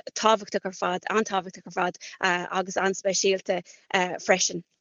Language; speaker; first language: Irish; non-native, local second language; English